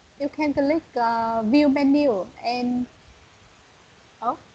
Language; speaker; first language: English; non-native, learner; Vietnamese